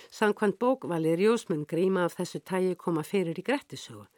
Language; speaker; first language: Icelandic; native; Icelandic